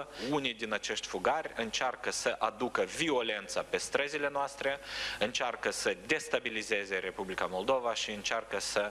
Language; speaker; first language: Romanian; native; Romanian